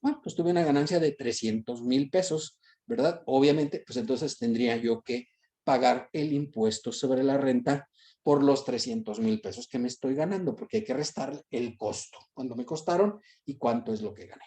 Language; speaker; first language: Spanish; native; Spanish